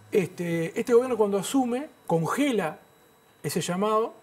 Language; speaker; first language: Spanish; native; Spanish